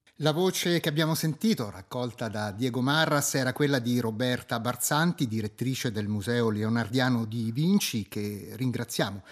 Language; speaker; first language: Italian; native; Italian